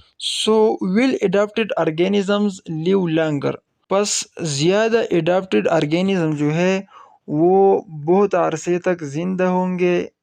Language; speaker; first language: Urdu; non-native, local second language; Pashto